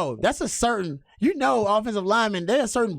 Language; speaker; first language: English; native; English